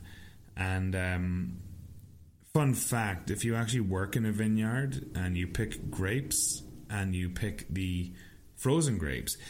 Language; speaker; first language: English; native; English